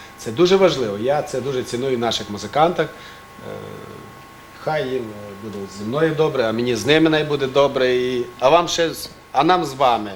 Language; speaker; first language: Ukrainian; native; Ukrainian